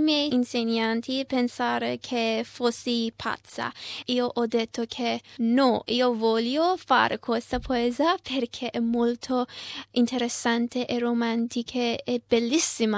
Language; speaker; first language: Italian; non-native, learner; Persian